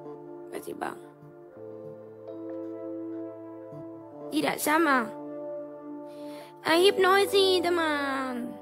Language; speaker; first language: Indonesian; non-native, learner; Vietnamese